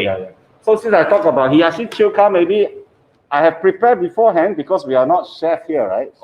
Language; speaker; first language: English; non-native, fluent; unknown